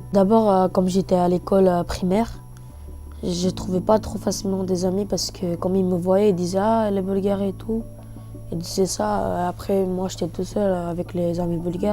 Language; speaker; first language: French; early bilingual, other home language; Bulgarian